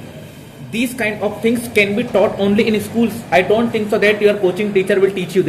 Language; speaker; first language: English; non-native, fluent; Hindi